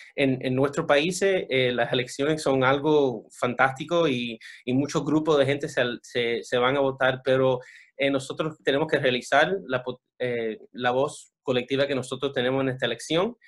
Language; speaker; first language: Spanish; early bilingual, other home language; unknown